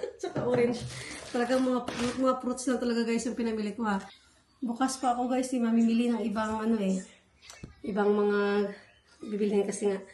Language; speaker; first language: Filipino; non-native, local second language; Hiligaynon